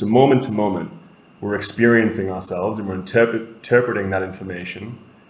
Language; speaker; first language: English; native; English